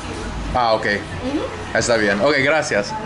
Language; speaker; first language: Spanish; non-native, learner; English